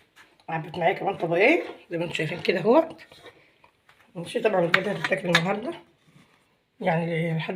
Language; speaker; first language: Arabic; native; Arabic